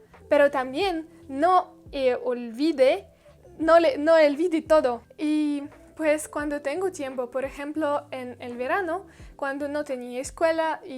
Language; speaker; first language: Spanish; non-native, learner; Russian